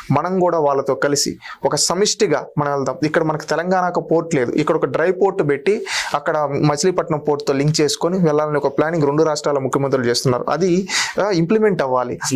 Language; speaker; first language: Telugu; native; Telugu